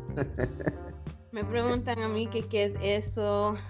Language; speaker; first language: Spanish; early bilingual, heritage; English